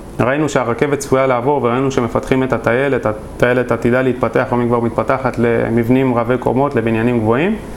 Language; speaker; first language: Hebrew; native; Hebrew